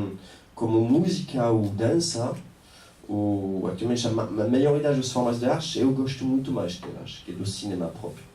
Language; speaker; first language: Portuguese; non-native, fluent; French